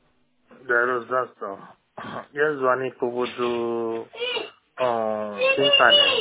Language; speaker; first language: Russian; non-native, learner; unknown